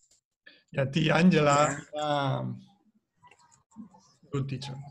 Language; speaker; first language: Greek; non-native, learner; Spanish